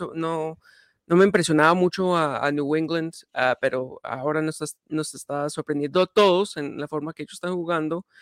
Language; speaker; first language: Spanish; early bilingual, heritage; Spanish